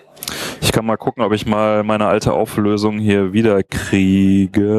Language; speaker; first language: German; native; German